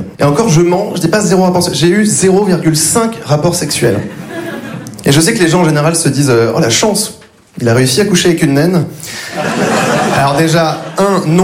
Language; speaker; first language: French; native; French